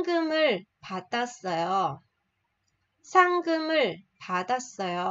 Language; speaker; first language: Korean; non-native, fluent; Vietnamese